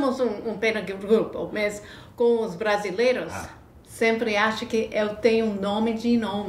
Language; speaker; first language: Portuguese; non-native, fluent; English